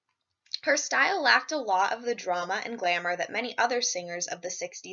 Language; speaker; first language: English; native; English